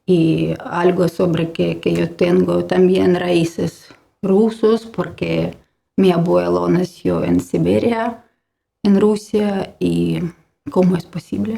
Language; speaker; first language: Spanish; non-native, learner; Ukrainian